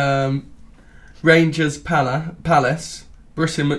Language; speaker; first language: English; native; English